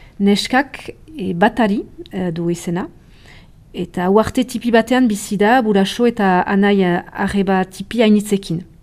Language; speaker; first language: Basque; native; Basque